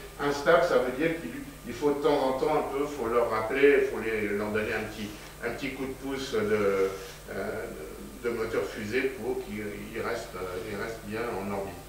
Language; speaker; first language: French; native; French